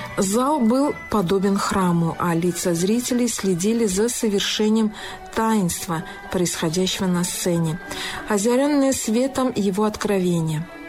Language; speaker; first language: Russian; non-native, local second language; Tajik